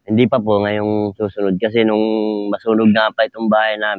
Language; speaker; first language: Filipino; native; Filipino